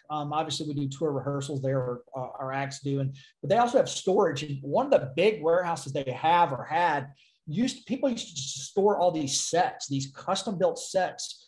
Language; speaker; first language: English; native; English